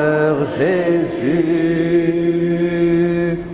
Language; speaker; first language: French; native; French